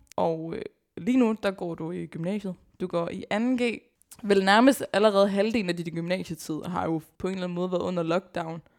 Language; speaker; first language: Danish; native; Danish